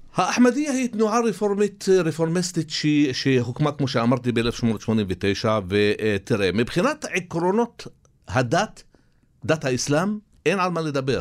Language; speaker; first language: Hebrew; non-native, local second language; Arabic